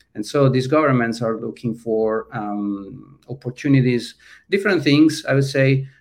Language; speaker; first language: English; non-native, fluent; Italian